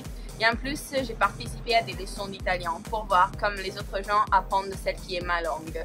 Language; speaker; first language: French; non-native, fluent; Italian